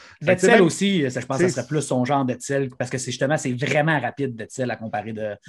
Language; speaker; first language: French; native; French